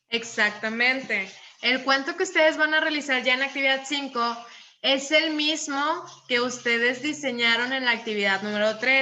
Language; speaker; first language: Spanish; native; Spanish